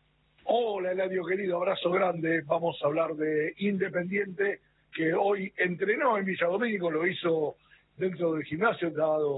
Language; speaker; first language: Spanish; native; Spanish